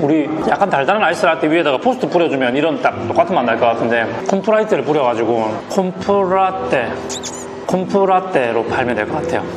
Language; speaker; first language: Korean; native; Korean